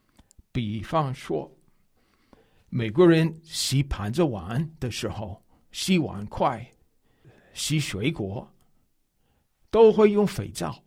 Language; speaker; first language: Chinese; non-native, fluent; English